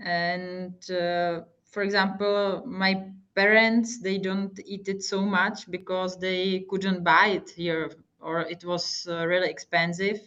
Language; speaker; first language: English; non-native, fluent; Hungarian